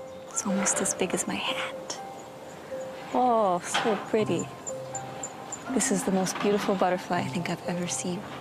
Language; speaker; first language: English; native; English